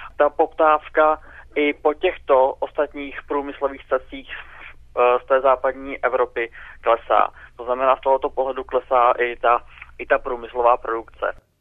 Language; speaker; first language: Czech; native; Czech